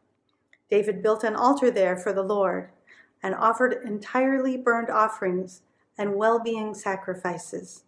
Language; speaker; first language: English; native; English